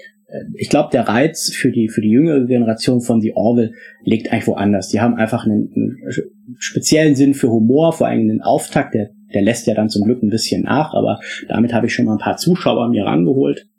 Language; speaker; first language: German; native; German